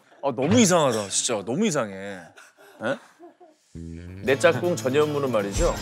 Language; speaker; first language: Korean; native; Korean